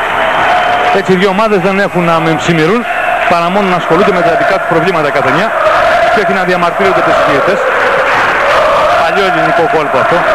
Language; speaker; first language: Greek; native; Greek